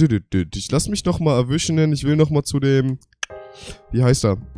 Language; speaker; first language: German; native; German